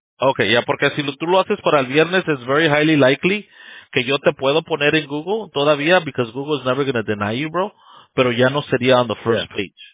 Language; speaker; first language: Spanish; early bilingual, heritage; Spanish